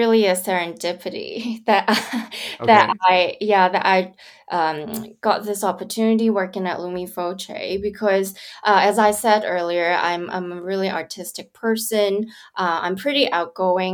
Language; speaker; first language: English; non-native, local second language; Cantonese